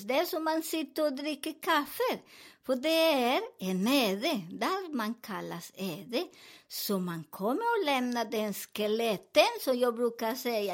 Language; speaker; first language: Swedish; non-native, learner; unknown